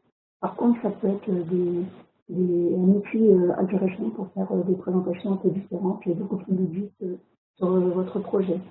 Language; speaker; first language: French; native; French